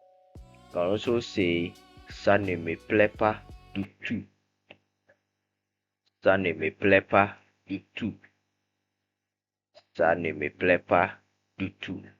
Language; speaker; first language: French; non-native, fluent; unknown